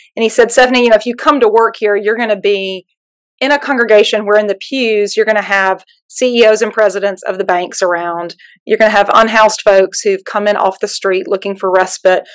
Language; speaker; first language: English; native; English